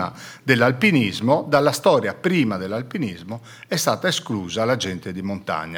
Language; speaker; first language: Italian; native; Italian